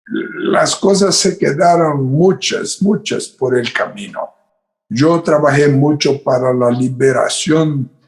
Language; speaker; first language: Spanish; non-native, fluent; Portuguese